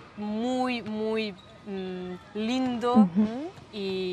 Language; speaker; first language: Spanish; non-native, fluent; Serbian